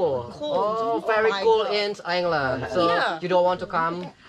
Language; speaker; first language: English; non-native, learner; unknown